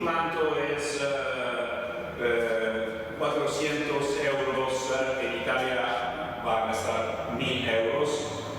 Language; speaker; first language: Spanish; non-native, fluent; Italian